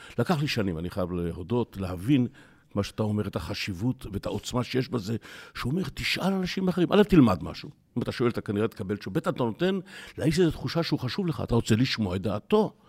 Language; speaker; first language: Hebrew; native; Hebrew